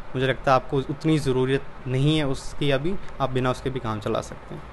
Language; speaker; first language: Hindi; native; Hindi